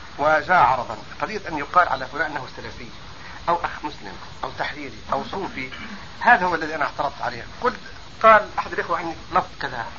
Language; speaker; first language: Arabic; native; Arabic